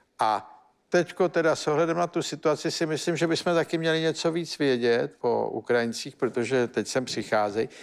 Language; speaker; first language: Czech; native; Czech